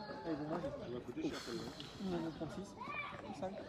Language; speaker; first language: French; native; French